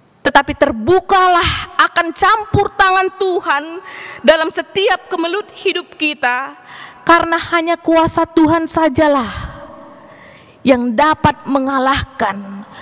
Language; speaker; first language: Indonesian; native; Indonesian